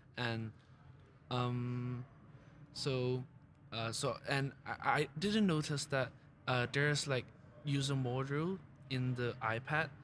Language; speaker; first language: English; non-native, local second language; Cantonese